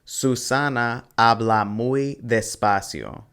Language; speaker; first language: Spanish; non-native, fluent; English